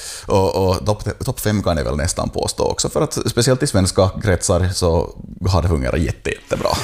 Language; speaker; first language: Swedish; native; Swedish